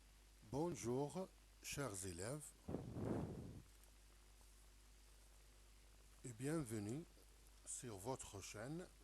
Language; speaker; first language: French; non-native, local second language; Arabic